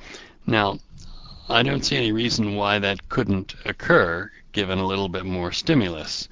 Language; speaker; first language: English; native; English